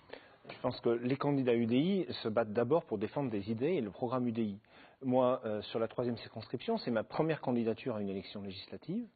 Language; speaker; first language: French; native; French